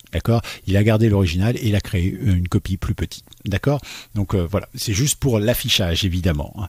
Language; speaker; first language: French; native; French